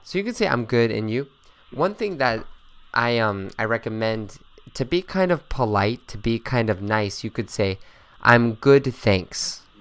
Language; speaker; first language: English; native; English